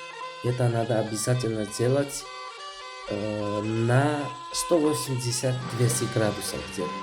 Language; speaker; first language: Russian; non-native, fluent; Georgian